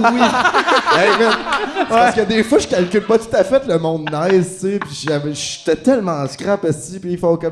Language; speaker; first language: French; native; French